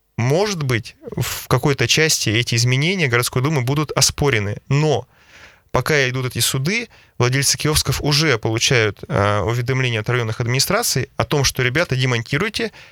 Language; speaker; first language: Russian; native; Russian